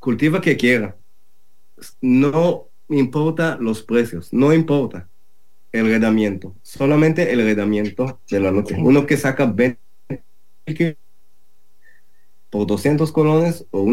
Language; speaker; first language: Spanish; non-native, learner; Hebrew